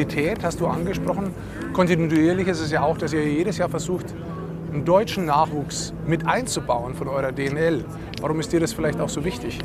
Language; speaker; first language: German; native; German